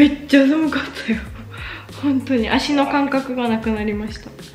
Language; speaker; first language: Japanese; native; Japanese